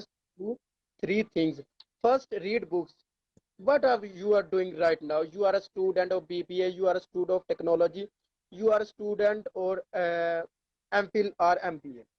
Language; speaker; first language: English; non-native, learner; Urdu